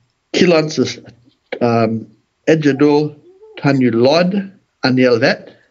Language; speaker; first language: Hungarian; non-native, learner; English